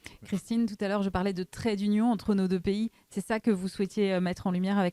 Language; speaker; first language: French; native; French